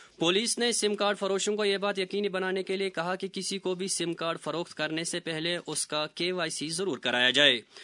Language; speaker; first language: Urdu; non-native, local second language; Kashmiri